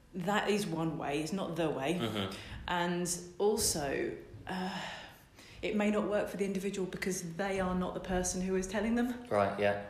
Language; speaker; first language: English; native; English